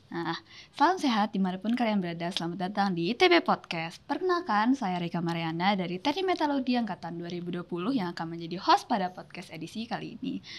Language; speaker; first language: Indonesian; native; Indonesian